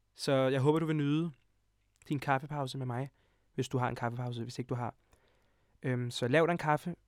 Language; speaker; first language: Danish; early bilingual, other home language; Serbian